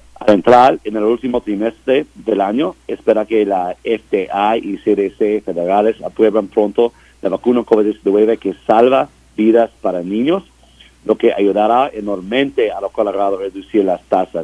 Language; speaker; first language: Spanish; non-native, learner; English